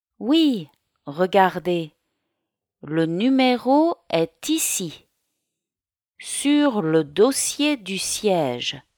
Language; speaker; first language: French; native; French